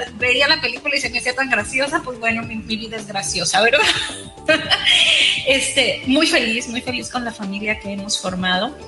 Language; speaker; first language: Spanish; native; Spanish